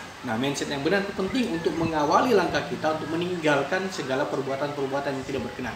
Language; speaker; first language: Indonesian; native; Indonesian